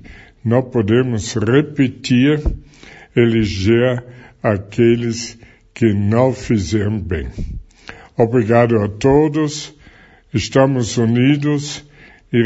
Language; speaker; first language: Portuguese; non-native, fluent; German